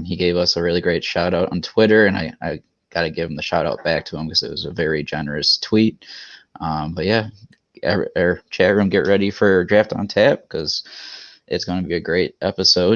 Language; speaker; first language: English; native; English